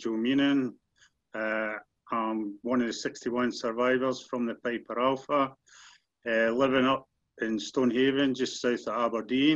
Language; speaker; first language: English; native; English